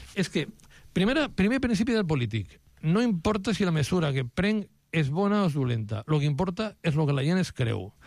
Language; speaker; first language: Catalan; non-native, local second language; Spanish